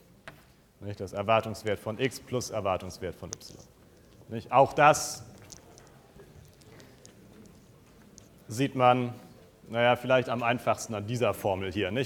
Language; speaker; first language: German; native; German